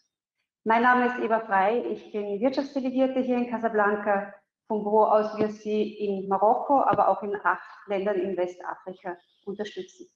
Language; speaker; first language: German; native; German